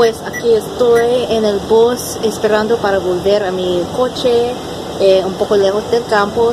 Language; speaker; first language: Spanish; non-native, fluent; English